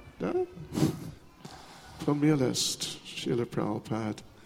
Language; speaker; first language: Russian; non-native, learner; English